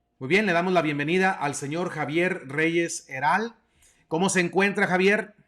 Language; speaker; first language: Spanish; native; Spanish